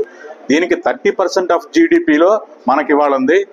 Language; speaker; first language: Telugu; native; Telugu